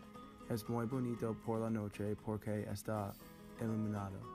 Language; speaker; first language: Spanish; non-native, learner; English